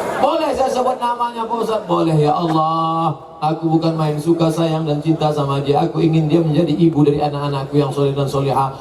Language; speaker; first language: Indonesian; native; Indonesian